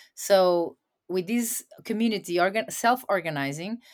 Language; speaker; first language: English; non-native, fluent; Portuguese